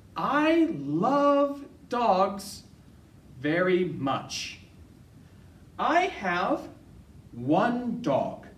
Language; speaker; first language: English; native; English